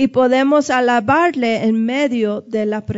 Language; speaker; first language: Spanish; non-native, fluent; English